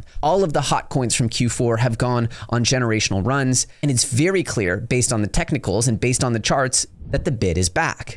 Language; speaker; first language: English; native; English